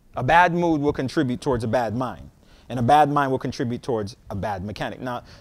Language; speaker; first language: English; native; English